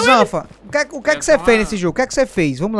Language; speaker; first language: Portuguese; native; Portuguese